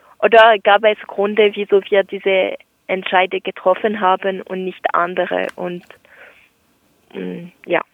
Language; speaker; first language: German; non-native, local second language; French